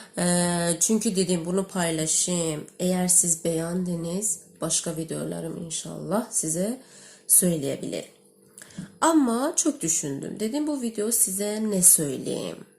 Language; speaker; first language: Turkish; non-native, learner; Persian